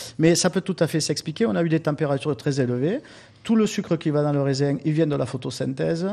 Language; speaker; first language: French; native; French